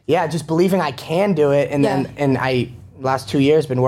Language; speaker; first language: English; native; English